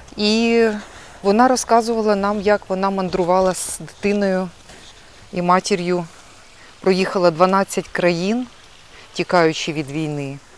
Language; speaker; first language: Ukrainian; non-native, local second language; Russian